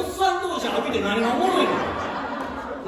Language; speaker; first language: Japanese; native; Japanese